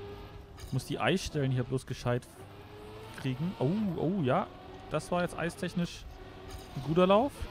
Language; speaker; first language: German; native; German